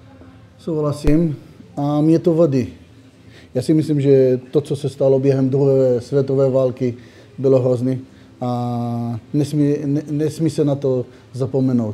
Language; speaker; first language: Czech; non-native, learner; Hebrew